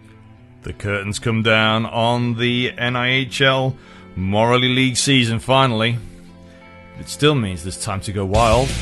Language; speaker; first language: English; native; English